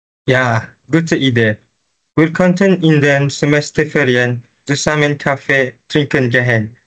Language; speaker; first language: German; non-native, learner; Malay